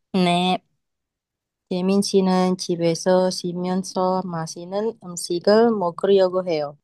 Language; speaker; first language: Korean; non-native, learner; Indonesian